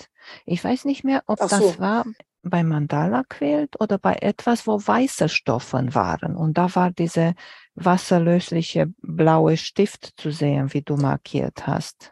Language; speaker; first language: German; non-native, fluent; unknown